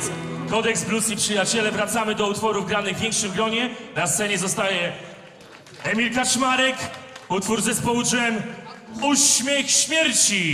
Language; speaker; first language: Polish; native; Polish